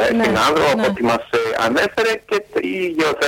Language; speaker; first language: Greek; native; Greek